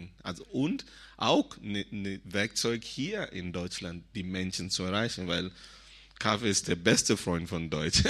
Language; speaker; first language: German; non-native, fluent; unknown